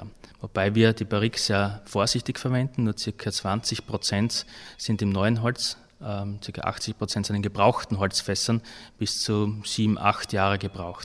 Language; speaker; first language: German; native; German